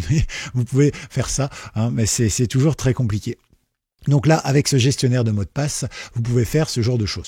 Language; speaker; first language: French; native; French